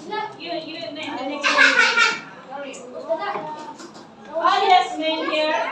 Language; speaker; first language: English; non-native, learner; Indonesian